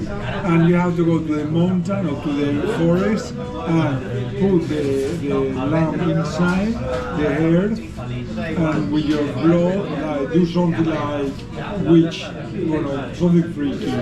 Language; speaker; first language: English; non-native, fluent; Spanish